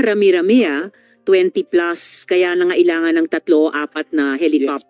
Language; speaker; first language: Filipino; native; Filipino